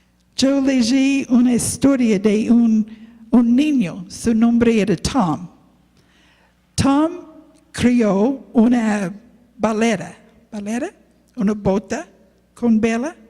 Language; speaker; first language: Spanish; non-native, learner; English